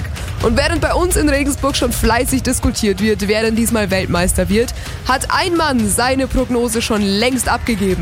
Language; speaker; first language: German; native; German